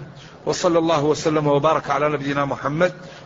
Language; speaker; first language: Arabic; native; Arabic